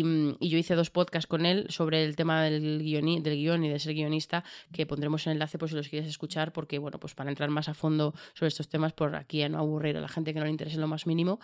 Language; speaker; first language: Spanish; native; Spanish